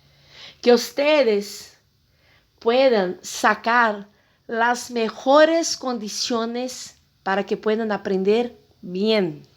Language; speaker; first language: Spanish; non-native, fluent; Portuguese